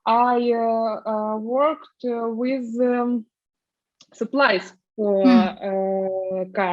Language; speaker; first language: English; non-native, learner; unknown